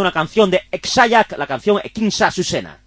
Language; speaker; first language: Spanish; native; Spanish